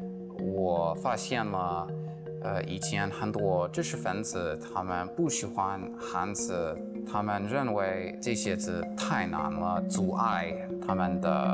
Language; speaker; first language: Chinese; non-native, fluent; English